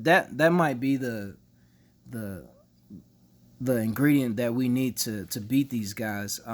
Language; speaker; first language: English; native; English